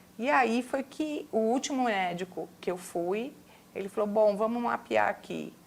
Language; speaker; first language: Portuguese; native; Portuguese